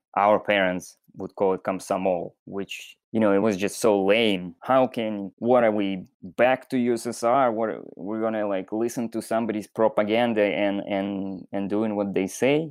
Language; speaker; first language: English; non-native, fluent; Russian